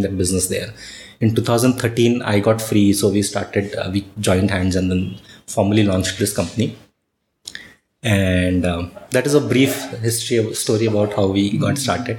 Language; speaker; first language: English; non-native, local second language; Marwari